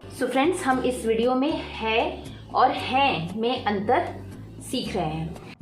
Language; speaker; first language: Hindi; native; Hindi